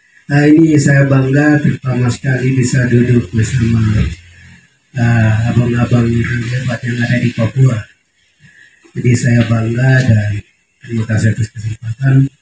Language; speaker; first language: Indonesian; non-native, local second language; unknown